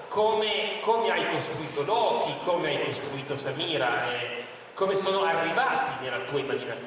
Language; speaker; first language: Italian; native; Italian